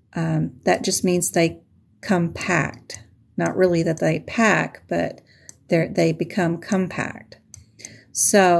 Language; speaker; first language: English; native; English